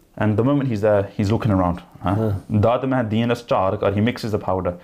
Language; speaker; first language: English; early bilingual, other home language; Punjabi